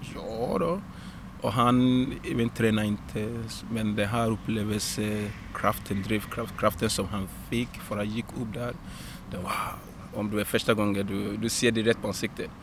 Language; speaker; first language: Swedish; non-native, fluent; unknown